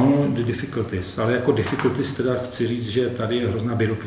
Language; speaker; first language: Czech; native; Czech